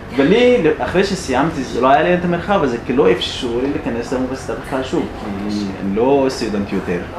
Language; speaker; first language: Hebrew; non-native, fluent; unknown